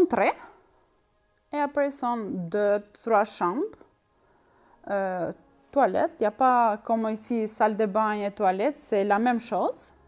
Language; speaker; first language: French; non-native, learner; Albanian